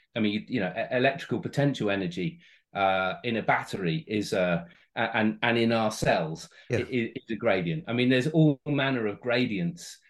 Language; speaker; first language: English; native; English